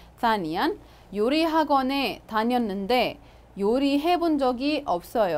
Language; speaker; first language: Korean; non-native, fluent; Arabic